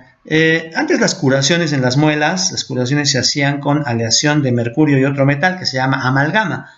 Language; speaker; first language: Spanish; native; Spanish